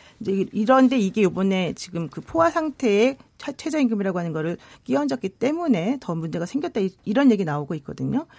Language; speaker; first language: Korean; native; Korean